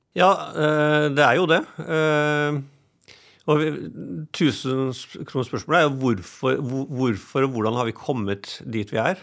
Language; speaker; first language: Norwegian; non-native, fluent; German